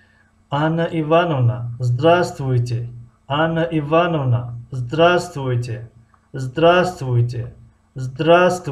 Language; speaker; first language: Russian; non-native, fluent; Persian